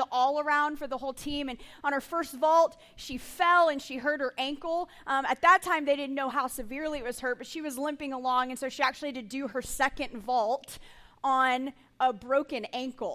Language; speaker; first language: English; native; English